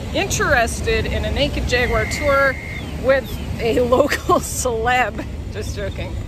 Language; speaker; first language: English; native; English